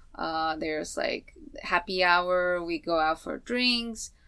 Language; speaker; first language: English; non-native, fluent; Chinese